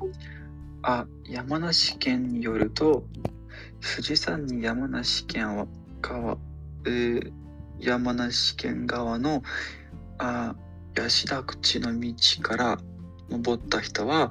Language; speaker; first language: Japanese; non-native, learner; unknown